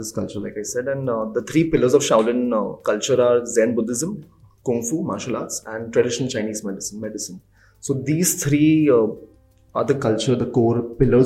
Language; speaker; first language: English; non-native, local second language; Hindi